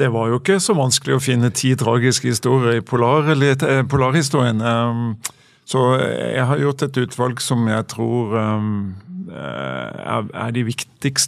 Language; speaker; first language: Norwegian; native; Norwegian